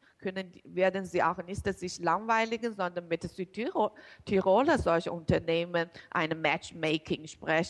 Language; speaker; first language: German; non-native, learner; Chinese